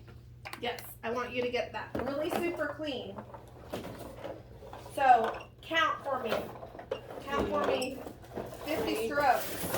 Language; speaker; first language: English; native; English